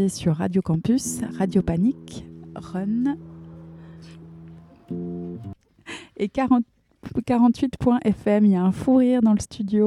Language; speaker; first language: French; native; French